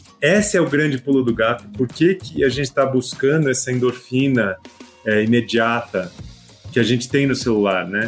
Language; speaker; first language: Portuguese; native; Portuguese